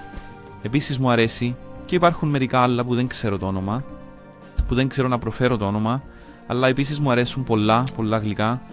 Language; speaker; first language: Greek; non-native, learner; Portuguese